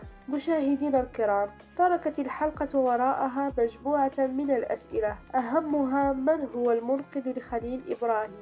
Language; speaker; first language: Arabic; native; Arabic